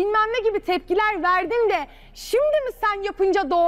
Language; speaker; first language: Turkish; native; Turkish